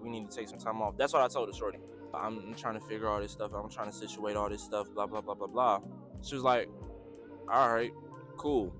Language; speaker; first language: English; native; English